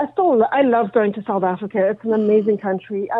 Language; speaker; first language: English; native; English